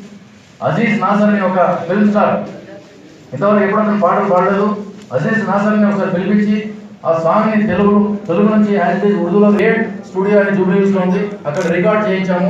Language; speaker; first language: Telugu; native; Telugu